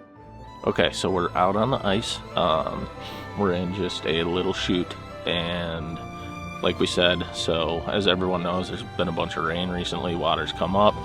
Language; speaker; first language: English; native; English